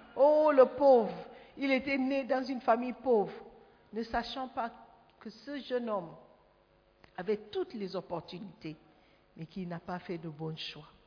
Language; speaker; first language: French; non-native, fluent; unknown